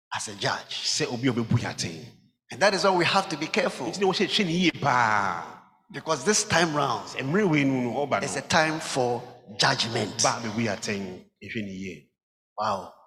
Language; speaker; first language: English; non-native, local second language; Ga